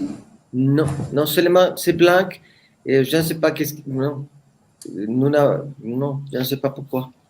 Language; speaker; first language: French; non-native, learner; Spanish